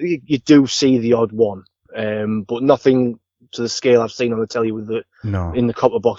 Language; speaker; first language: English; native; English